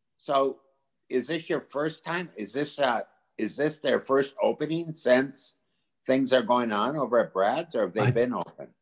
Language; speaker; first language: English; native; English